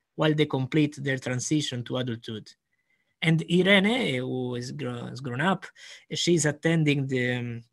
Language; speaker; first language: English; non-native, fluent; Italian